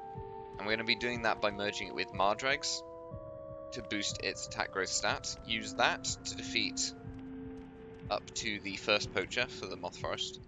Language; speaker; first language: English; native; English